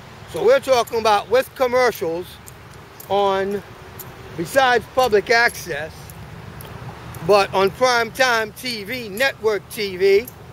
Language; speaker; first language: English; native; English